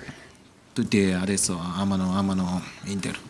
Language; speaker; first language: Italian; non-native, learner; Japanese